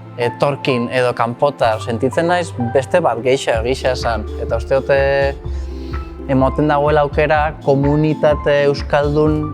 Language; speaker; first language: Basque; non-native, fluent; Spanish